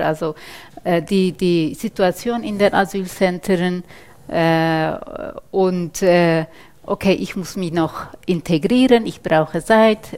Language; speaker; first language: German; non-native, fluent; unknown